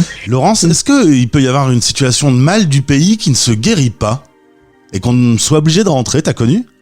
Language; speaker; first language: French; native; French